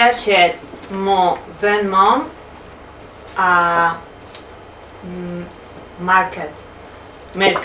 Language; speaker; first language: French; non-native, learner; Spanish